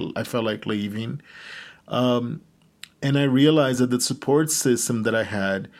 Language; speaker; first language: English; non-native, fluent; Portuguese